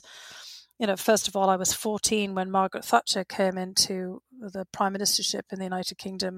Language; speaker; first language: English; native; English